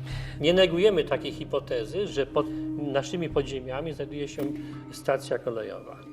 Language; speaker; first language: Polish; native; Polish